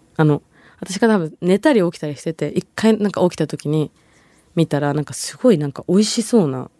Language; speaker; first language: Japanese; early bilingual, other home language; Bangla